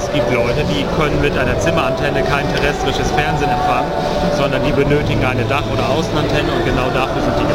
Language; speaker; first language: German; native; German